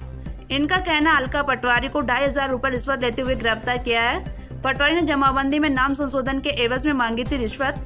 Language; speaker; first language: Hindi; native; Hindi